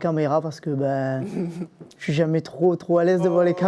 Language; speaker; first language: French; native; French